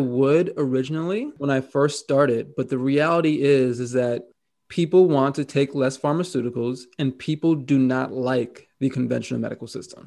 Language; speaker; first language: English; native; English